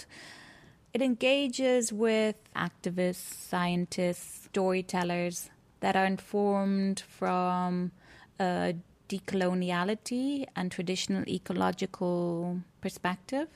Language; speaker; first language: English; native; English